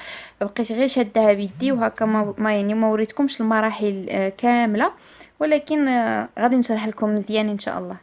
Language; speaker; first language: Arabic; native; Arabic